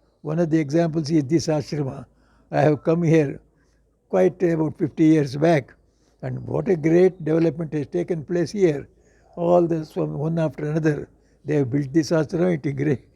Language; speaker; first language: English; non-native, local second language; Kannada